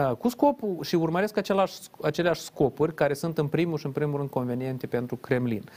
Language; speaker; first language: Romanian; native; Romanian